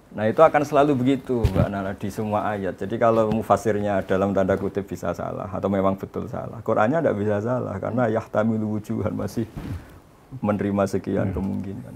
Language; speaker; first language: Indonesian; non-native, local second language; Javanese